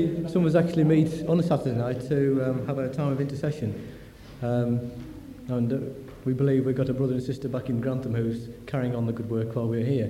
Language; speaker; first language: English; native; English